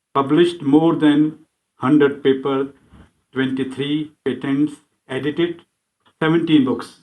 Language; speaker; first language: English; non-native, local second language; Hindi